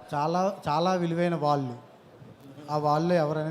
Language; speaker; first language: Telugu; native; Telugu